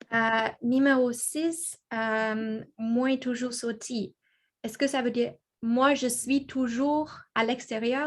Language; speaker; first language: French; non-native, learner; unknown